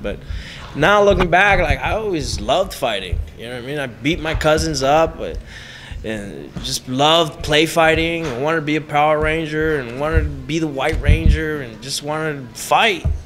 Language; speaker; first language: English; early bilingual, other home language; Spanish